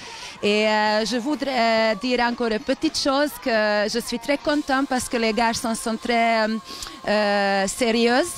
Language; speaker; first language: French; non-native, learner; Hungarian